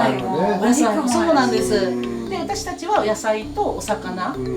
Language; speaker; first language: Japanese; native; Japanese